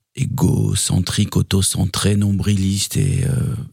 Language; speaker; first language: French; native; French